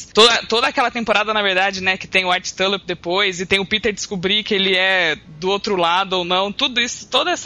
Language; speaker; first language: Portuguese; native; Portuguese